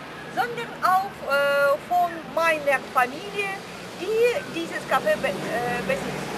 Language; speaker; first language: German; non-native, fluent; Russian